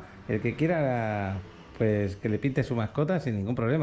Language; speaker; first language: Spanish; native; Spanish